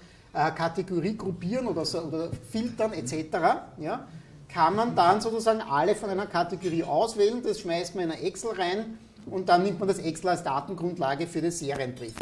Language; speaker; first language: German; native; German